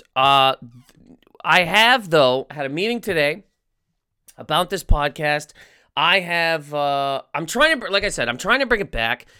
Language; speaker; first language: English; native; English